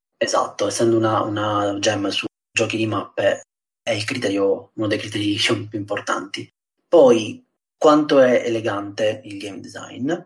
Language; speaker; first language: Italian; native; Italian